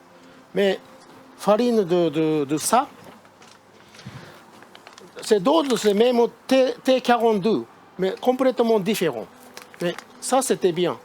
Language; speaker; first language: French; non-native, learner; Japanese